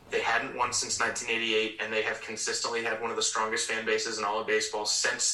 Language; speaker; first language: English; native; English